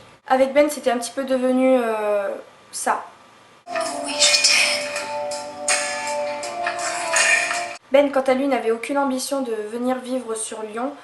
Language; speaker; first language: French; native; French